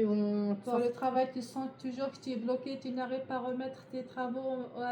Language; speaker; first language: French; non-native, learner; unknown